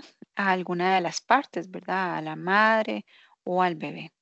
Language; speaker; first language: Spanish; native; Spanish